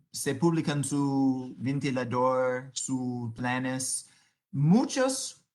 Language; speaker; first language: Spanish; non-native, fluent; English